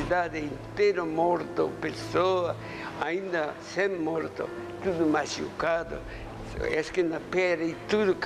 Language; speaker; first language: Portuguese; non-native, learner; Japanese